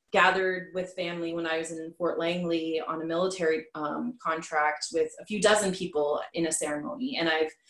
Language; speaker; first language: English; native; English